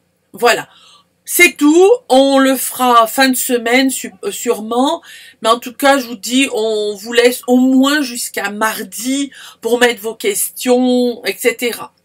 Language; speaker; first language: French; native; French